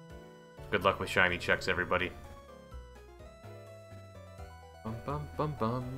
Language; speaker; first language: English; native; English